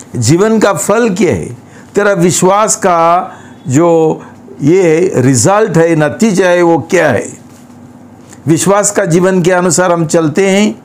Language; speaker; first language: Hindi; non-native, local second language; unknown